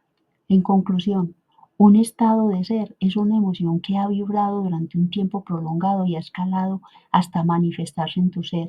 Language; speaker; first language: Spanish; native; Spanish